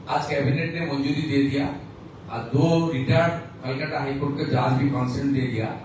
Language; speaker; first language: Hindi; non-native, local second language; Bangla